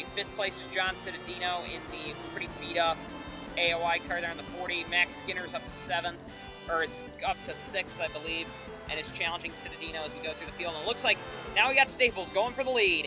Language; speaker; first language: English; native; English